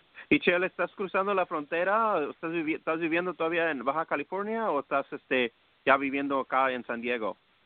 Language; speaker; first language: Spanish; early bilingual, heritage; Spanish